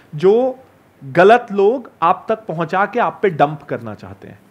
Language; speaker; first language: Hindi; native; Hindi